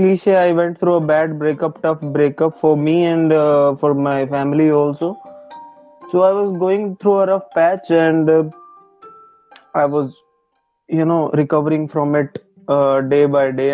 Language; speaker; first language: English; non-native, local second language; Hindi